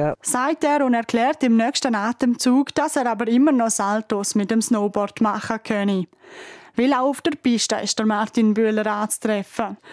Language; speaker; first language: German; native; German